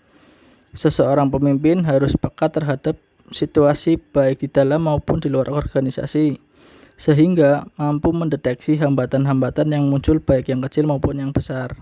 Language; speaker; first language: Indonesian; native; Indonesian